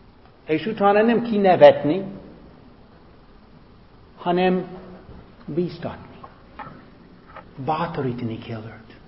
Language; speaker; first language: Hungarian; non-native, fluent; English